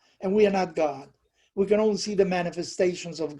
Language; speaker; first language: English; non-native, fluent; Spanish